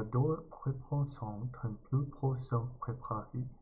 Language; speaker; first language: French; non-native, learner; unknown